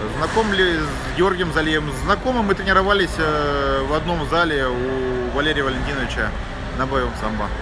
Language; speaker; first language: Russian; native; Russian